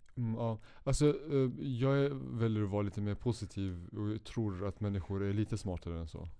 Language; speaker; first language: Swedish; native; Swedish